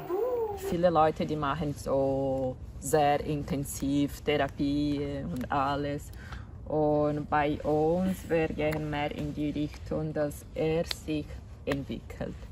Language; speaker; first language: German; non-native, fluent; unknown